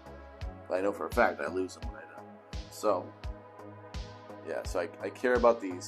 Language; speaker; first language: English; native; English